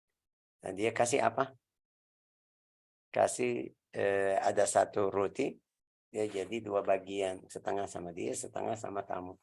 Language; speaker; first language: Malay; non-native, learner; Arabic